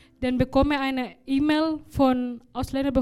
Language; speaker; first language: German; non-native, learner; Indonesian